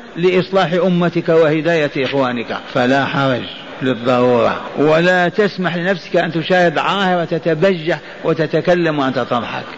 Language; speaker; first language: Arabic; native; Arabic